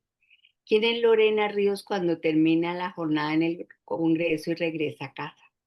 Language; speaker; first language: Spanish; native; Spanish